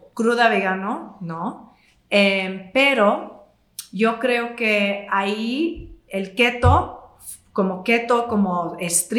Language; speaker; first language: Spanish; non-native, fluent; English